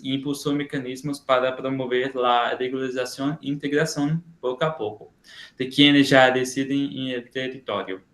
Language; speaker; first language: Spanish; non-native, learner; Portuguese